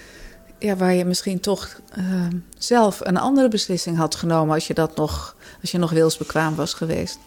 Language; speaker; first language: Dutch; native; Dutch